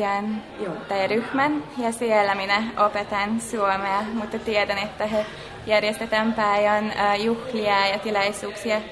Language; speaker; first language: Finnish; non-native, fluent; Hungarian